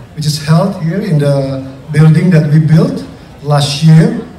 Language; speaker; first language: English; non-native, fluent; Indonesian